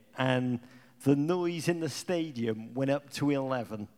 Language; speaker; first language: English; native; English